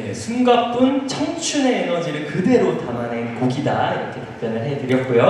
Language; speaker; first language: Korean; native; Korean